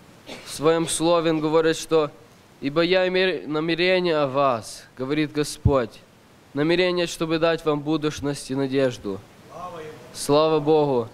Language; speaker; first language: Russian; early bilingual, heritage; Russian